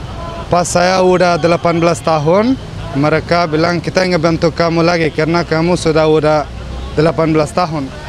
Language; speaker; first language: Indonesian; non-native, fluent; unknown